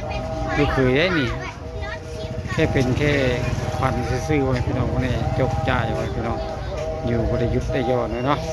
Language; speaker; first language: Thai; non-native, local second language; Lao